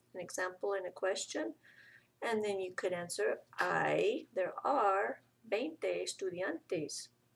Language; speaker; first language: English; native; English